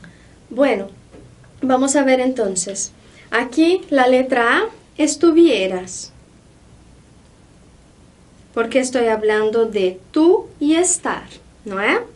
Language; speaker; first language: Spanish; non-native, fluent; Portuguese